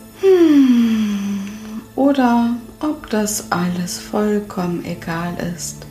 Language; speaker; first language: German; native; German